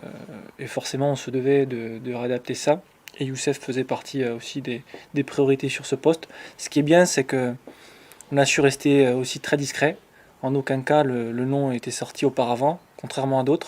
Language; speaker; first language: French; native; French